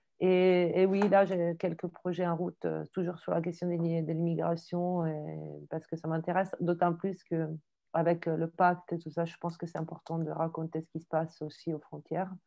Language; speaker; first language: French; non-native, fluent; Italian